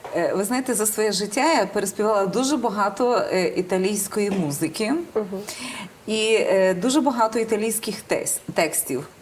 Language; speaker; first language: Ukrainian; native; Ukrainian